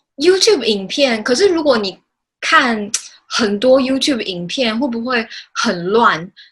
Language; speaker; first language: Chinese; native; Chinese